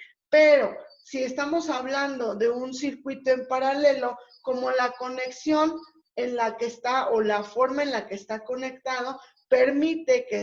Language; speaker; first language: Spanish; native; Spanish